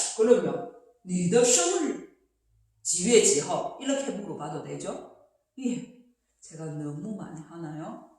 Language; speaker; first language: Korean; non-native, fluent; Chinese